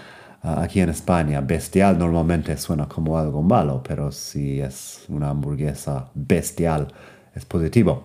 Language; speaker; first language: Spanish; non-native, fluent; English